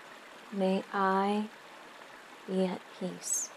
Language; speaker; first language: English; native; English